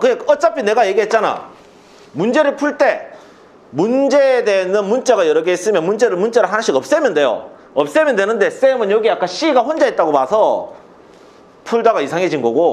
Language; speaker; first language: Korean; native; Korean